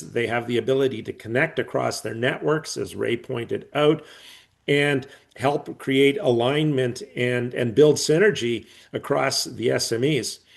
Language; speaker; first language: English; native; English